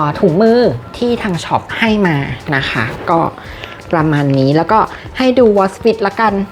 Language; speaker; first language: Thai; native; Thai